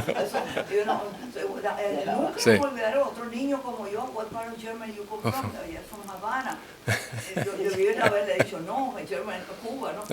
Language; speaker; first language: Spanish; native; Spanish